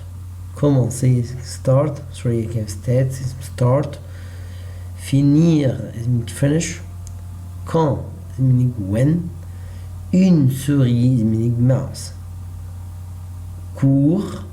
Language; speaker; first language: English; non-native, learner; Arabic